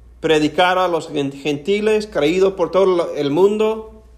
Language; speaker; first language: Spanish; non-native, fluent; English